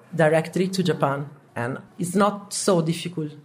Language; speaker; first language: English; non-native, learner; Italian